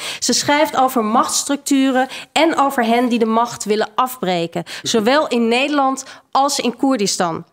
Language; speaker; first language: Dutch; early bilingual, other home language; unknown